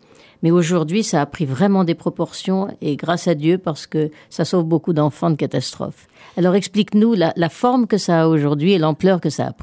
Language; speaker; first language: French; native; French